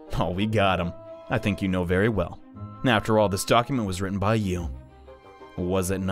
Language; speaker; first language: English; native; English